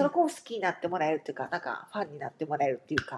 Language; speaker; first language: Japanese; native; Japanese